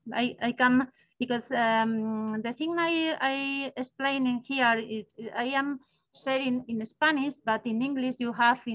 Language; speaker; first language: English; non-native, learner; Spanish